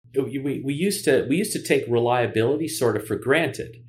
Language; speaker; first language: English; native; English